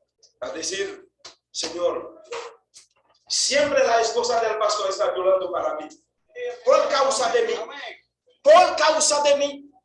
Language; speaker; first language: Spanish; non-native, fluent; Haitian Creole